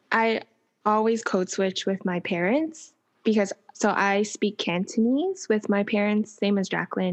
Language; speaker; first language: English; native; English